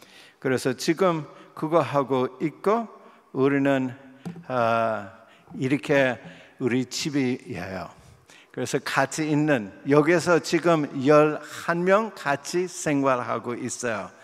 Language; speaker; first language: Korean; non-native, fluent; English